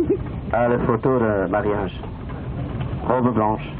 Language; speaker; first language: French; non-native, fluent; Chinese